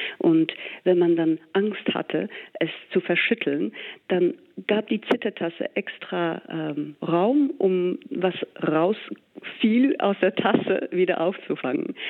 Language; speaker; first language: German; non-native, fluent; English